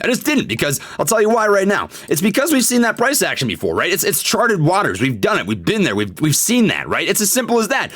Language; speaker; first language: English; native; English